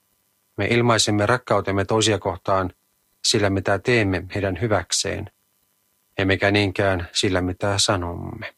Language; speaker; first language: Finnish; native; Finnish